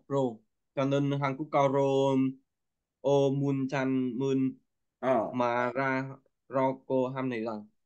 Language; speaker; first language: Korean; non-native, learner; Vietnamese